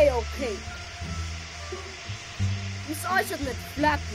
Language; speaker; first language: Finnish; non-native, learner; Estonian